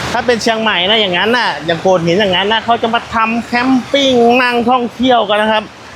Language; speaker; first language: Thai; non-native, local second language; Northeastern Thai